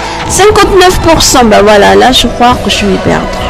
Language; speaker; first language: French; native; French